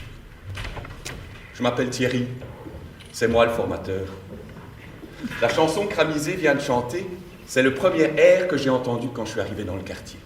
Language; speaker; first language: French; native; French